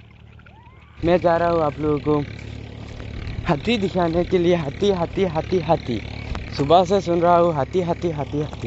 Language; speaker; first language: Hindi; non-native, local second language; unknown